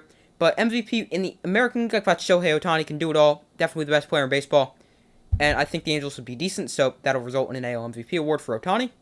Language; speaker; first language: English; native; English